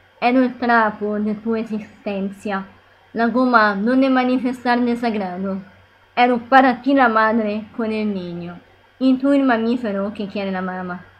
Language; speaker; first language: Spanish; non-native, learner; Italian